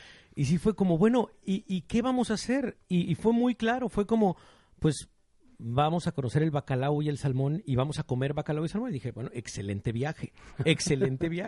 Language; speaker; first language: Spanish; native; Spanish